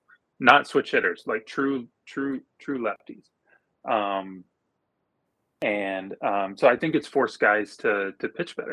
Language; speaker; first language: English; native; English